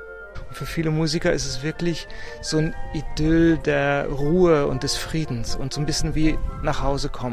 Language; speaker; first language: German; native; German